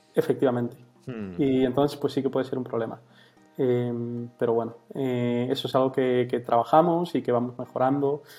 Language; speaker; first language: Spanish; native; Spanish